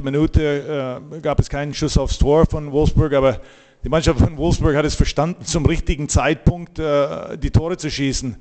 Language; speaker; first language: German; native; German